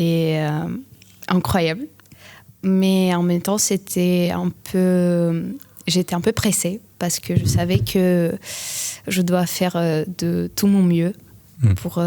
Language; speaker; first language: French; non-native, fluent; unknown